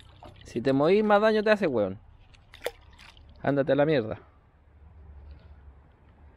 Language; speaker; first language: Spanish; native; Spanish